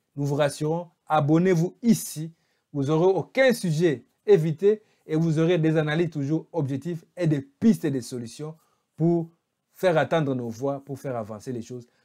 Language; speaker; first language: French; non-native, local second language; Lingala